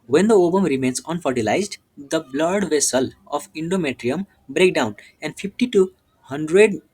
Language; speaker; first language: English; non-native, local second language; Nepali